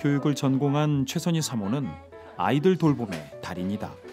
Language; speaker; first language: Korean; native; Korean